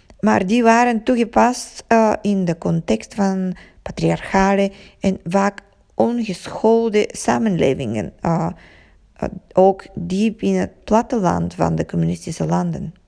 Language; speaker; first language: Dutch; non-native, fluent; Bulgarian